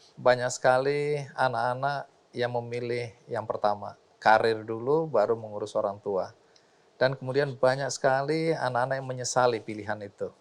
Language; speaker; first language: Indonesian; native; Indonesian